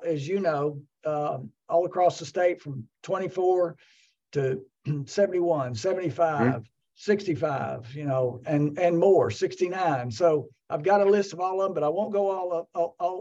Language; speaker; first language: English; native; English